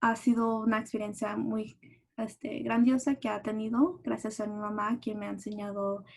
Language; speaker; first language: Spanish; early bilingual, heritage; Spanish